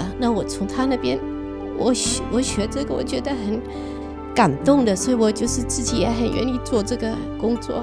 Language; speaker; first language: Chinese; non-native, local second language; Norwegian